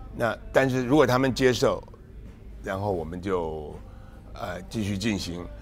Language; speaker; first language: Chinese; native; Chinese